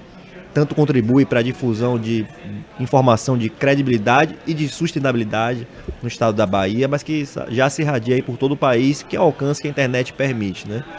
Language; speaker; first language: Portuguese; native; Portuguese